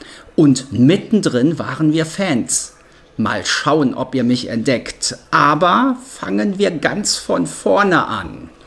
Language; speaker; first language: German; native; German